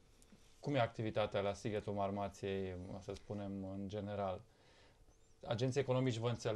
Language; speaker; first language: Romanian; native; Romanian